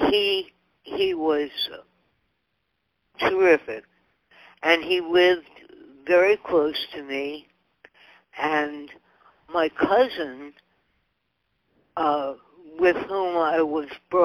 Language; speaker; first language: English; native; English